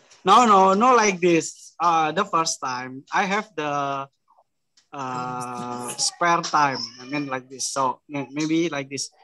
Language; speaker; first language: English; non-native, learner; Indonesian